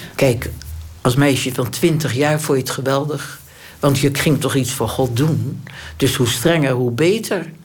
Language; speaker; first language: Dutch; native; Dutch